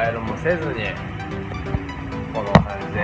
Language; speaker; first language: Japanese; native; Japanese